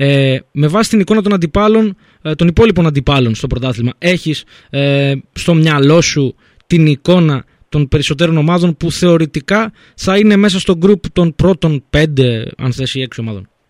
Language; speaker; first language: Greek; native; Greek